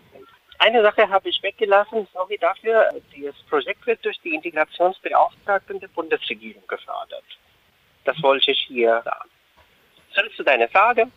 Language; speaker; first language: German; non-native, fluent; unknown